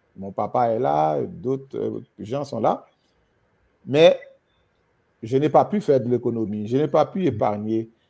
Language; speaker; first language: French; non-native, local second language; Haitian Creole